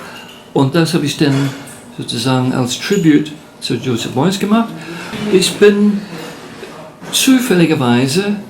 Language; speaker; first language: German; non-native, fluent; English